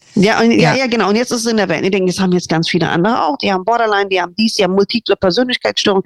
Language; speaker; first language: German; non-native, fluent; English